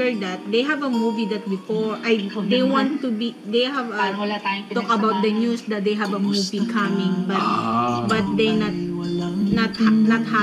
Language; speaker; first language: English; non-native, local second language; Filipino